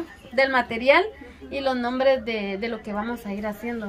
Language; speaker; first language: Spanish; native; Spanish